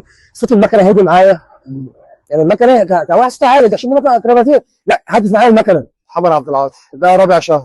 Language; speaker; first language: Arabic; native; Arabic